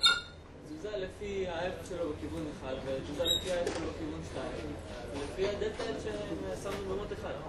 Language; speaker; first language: Hebrew; native; Hebrew